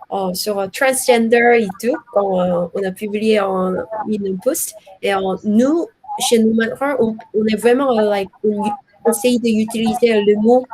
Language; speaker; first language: French; non-native, learner; Korean